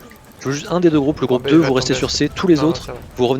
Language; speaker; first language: French; native; French